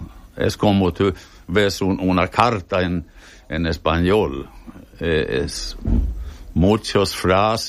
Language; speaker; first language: Spanish; non-native, fluent; Swedish